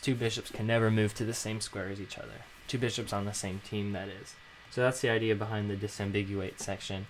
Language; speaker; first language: English; native; English